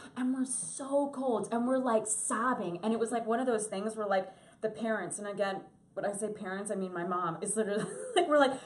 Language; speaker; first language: English; native; English